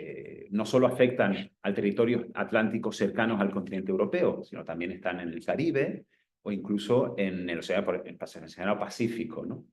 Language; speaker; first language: Spanish; native; Spanish